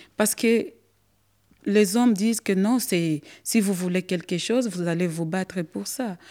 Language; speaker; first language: French; non-native, local second language; Swahili